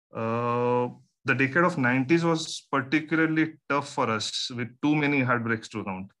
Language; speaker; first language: English; non-native, local second language; Marathi